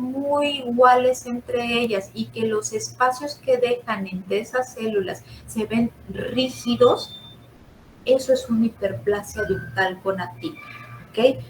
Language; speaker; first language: Spanish; native; Spanish